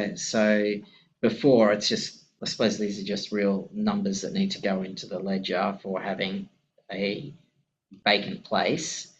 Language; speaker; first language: English; native; English